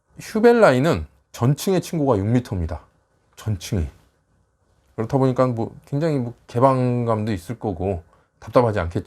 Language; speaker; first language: Korean; native; Korean